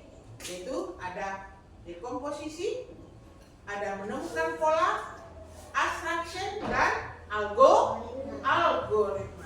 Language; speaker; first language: Indonesian; native; Indonesian